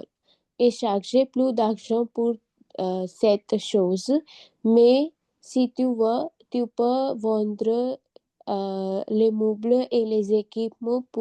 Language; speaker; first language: French; non-native, learner; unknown